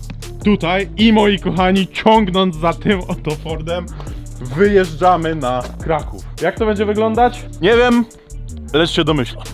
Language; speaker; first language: Polish; native; Polish